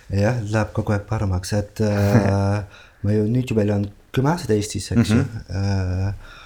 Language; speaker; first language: Estonian; non-native, fluent; Dutch